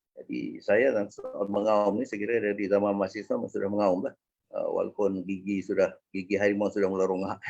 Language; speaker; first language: Malay; native; Malay